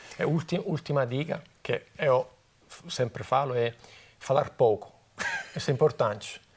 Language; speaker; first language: Portuguese; non-native, fluent; Italian